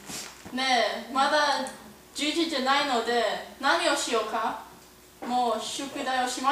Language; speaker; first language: Japanese; non-native, learner; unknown